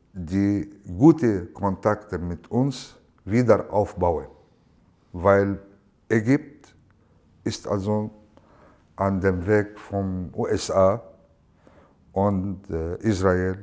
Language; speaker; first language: German; non-native, learner; Arabic